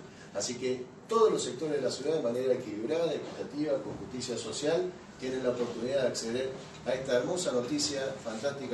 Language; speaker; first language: Spanish; native; Spanish